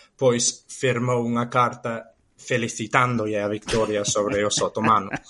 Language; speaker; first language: Galician; non-native, fluent; English